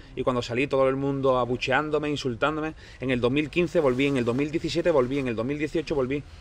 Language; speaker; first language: Spanish; native; Spanish